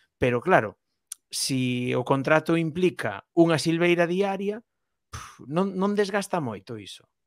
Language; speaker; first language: Galician; native; Galician